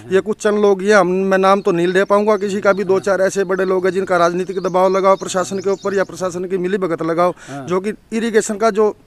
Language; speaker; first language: Hindi; native; Hindi